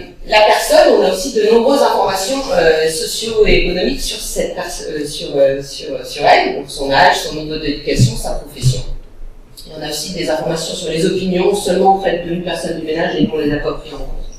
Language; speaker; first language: French; native; French